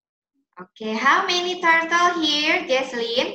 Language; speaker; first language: English; non-native, learner; Indonesian